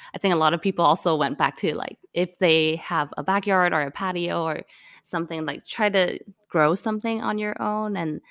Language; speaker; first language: English; non-native, local second language; Cantonese